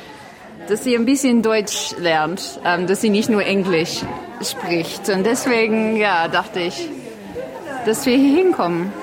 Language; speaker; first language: German; non-native, learner; English